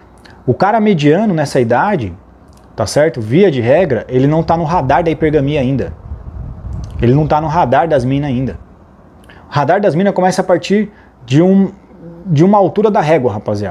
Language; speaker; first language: Portuguese; native; Portuguese